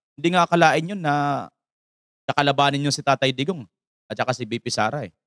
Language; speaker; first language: Filipino; native; Filipino